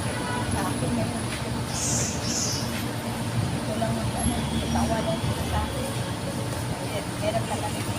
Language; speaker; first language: Filipino; non-native, local second language; Cebuano